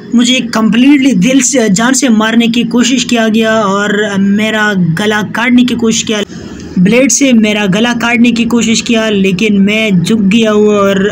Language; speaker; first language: Urdu; non-native, local second language; Pashto